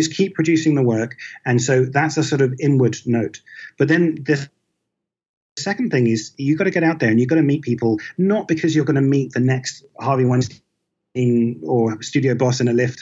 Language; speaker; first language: English; native; English